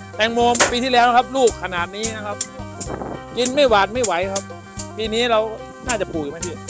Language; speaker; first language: Thai; non-native, local second language; Northeastern Thai